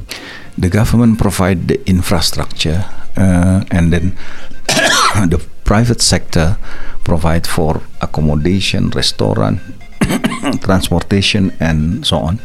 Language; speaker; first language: English; non-native, learner; Indonesian